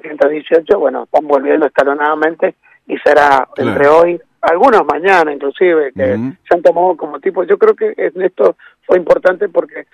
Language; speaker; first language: Spanish; native; Spanish